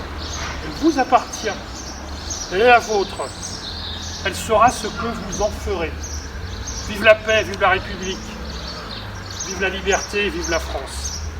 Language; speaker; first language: French; native; French